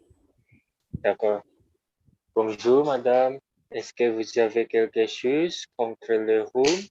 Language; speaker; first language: French; non-native, learner; Indonesian